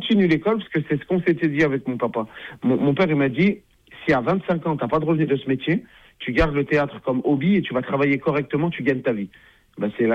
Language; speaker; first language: French; native; French